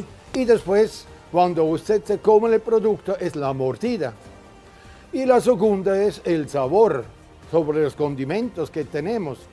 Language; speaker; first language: Spanish; non-native, fluent; German